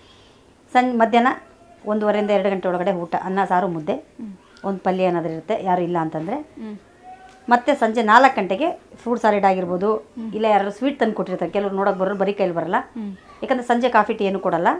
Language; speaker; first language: Kannada; native; Kannada